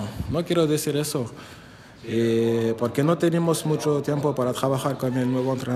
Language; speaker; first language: Spanish; non-native, fluent; French